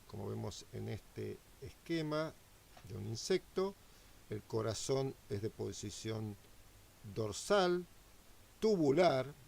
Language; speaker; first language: Spanish; native; Spanish